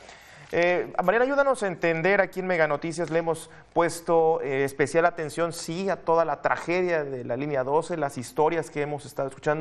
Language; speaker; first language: Spanish; native; Spanish